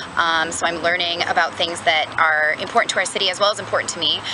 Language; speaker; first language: English; native; English